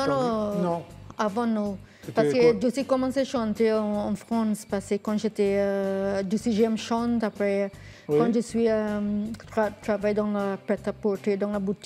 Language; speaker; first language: French; non-native, learner; English